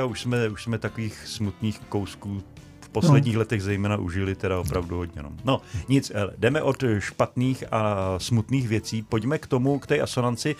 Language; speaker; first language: Czech; native; Czech